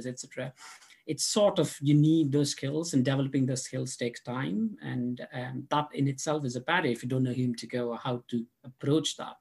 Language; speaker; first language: English; non-native, local second language; Tamil